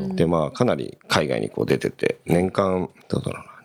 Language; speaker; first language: Japanese; native; Japanese